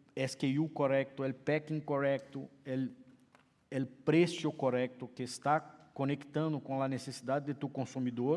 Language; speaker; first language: Spanish; non-native, fluent; Portuguese